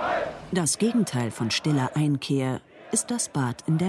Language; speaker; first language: German; native; German